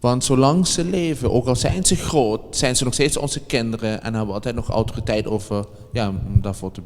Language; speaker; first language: Dutch; native; Dutch